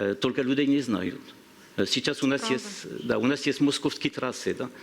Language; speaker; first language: Russian; non-native, learner; French